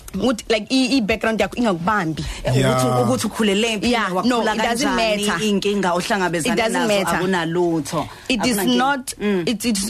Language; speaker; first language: Zulu; non-native, local second language; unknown